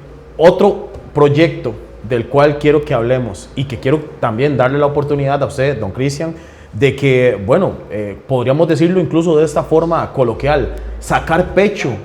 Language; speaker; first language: Spanish; native; Spanish